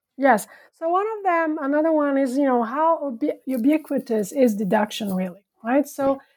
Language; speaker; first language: English; non-native, fluent; Portuguese